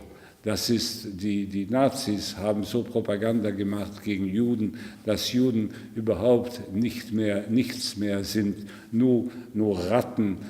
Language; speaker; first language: German; non-native, learner; French